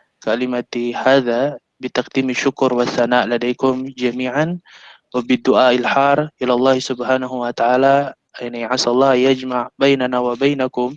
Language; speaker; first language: Arabic; non-native, fluent; Indonesian